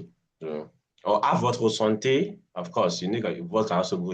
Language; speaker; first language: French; non-native, fluent; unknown